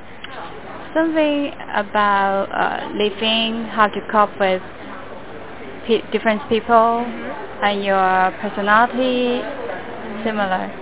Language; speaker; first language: English; non-native, learner; Cantonese